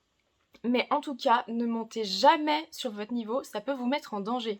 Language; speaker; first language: French; native; French